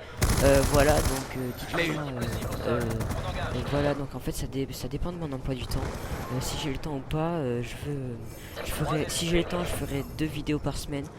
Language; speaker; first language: French; native; French